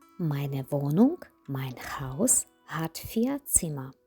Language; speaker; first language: German; non-native, fluent; Ukrainian